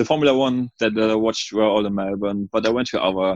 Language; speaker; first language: English; non-native, fluent; German